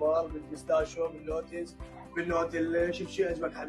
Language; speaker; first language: Arabic; native; Arabic